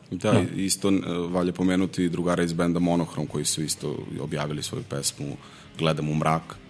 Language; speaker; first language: Serbian; native; Serbian